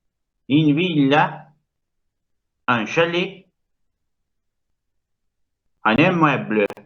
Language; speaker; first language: French; non-native, fluent; Spanish